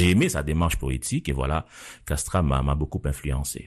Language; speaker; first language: French; non-native, local second language; Haitian Creole